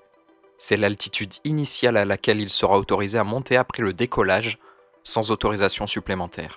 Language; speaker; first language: French; native; French